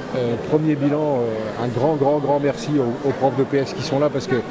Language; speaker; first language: French; native; French